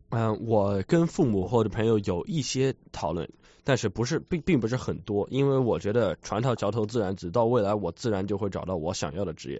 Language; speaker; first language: Chinese; early bilingual, heritage; Chinese